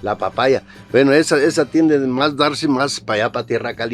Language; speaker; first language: Spanish; native; Spanish